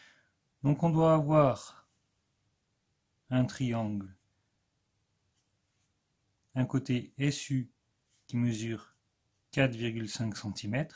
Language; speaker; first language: French; native; French